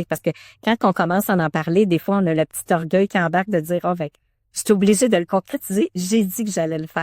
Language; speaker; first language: French; native; French